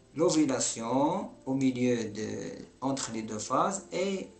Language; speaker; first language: French; non-native, local second language; Arabic